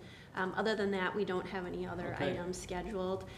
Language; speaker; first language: English; native; English